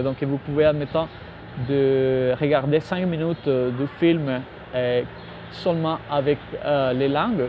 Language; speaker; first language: French; non-native, fluent; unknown